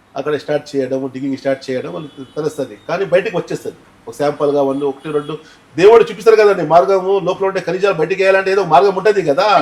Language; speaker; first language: Telugu; non-native, local second language; Urdu